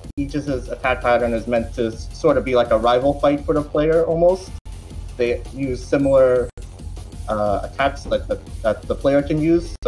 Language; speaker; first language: English; native; English